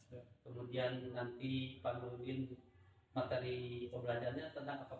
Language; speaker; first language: Indonesian; native; Indonesian